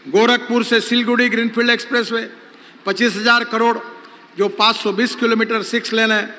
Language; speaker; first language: Hindi; non-native, local second language; Marathi